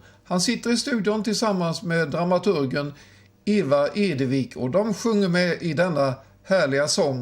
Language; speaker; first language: Swedish; native; Swedish